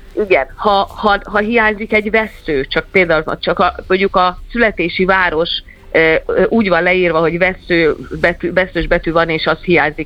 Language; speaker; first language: Hungarian; native; Hungarian